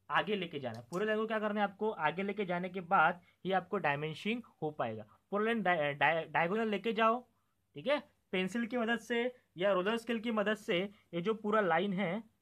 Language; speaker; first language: Hindi; non-native, local second language; Marathi